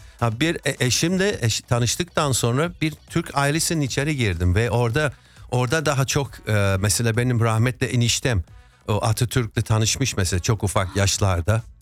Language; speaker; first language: Turkish; non-native, fluent; English